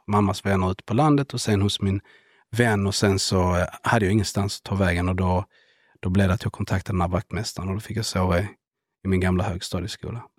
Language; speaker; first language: Swedish; early bilingual, other home language; Spanish